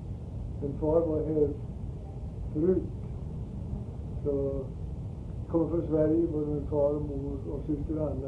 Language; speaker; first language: Swedish; early bilingual, heritage; Swedish